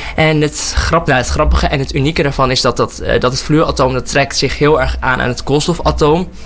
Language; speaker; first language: Dutch; early bilingual, other home language; Burmese